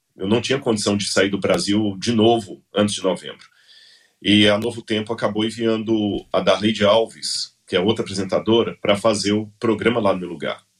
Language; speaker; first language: Portuguese; native; Portuguese